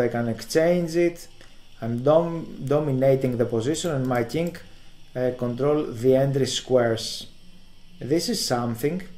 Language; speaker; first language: English; non-native, fluent; Greek